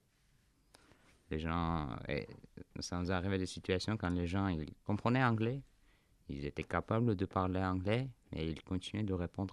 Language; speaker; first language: French; non-native, fluent; Armenian